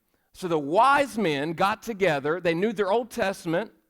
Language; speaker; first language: English; native; English